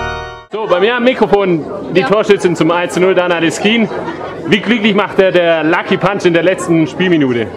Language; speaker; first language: German; native; German